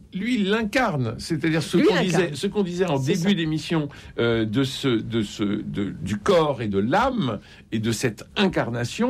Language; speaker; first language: French; native; French